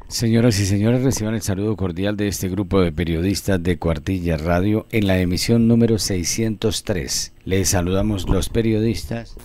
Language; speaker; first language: Spanish; native; Spanish